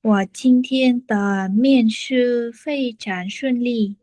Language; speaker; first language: Chinese; non-native, learner; Vietnamese